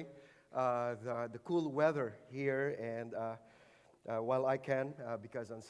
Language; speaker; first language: English; non-native, local second language; Filipino